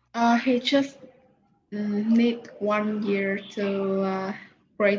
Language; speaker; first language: English; non-native, learner; Vietnamese